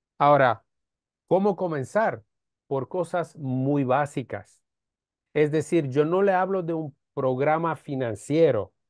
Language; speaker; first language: Spanish; non-native, fluent; Romanian